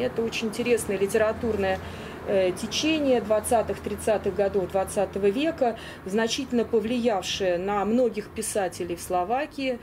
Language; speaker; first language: Russian; native; Russian